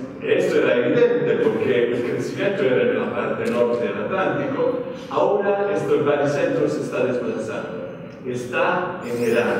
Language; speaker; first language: Spanish; non-native, fluent; Italian